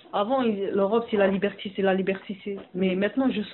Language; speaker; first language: French; non-native, learner; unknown